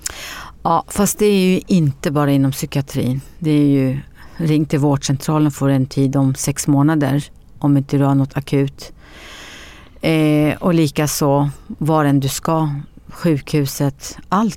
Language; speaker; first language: Swedish; early bilingual, other home language; Arabic